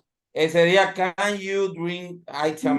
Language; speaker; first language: English; non-native, learner; Spanish